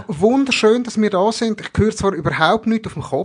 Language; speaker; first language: German; native; German